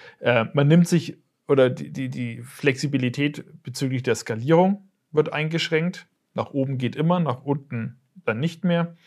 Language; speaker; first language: German; native; German